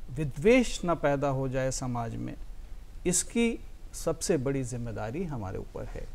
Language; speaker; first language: Hindi; native; Hindi